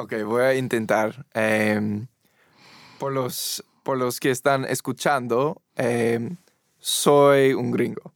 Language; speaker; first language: Spanish; non-native, fluent; English